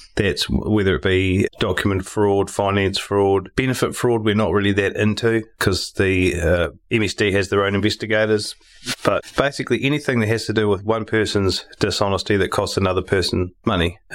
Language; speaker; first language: English; native; English